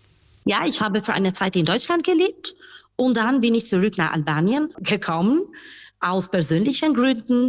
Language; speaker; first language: German; non-native, fluent; Albanian